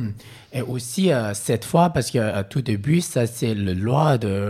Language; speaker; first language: French; non-native, learner; Cantonese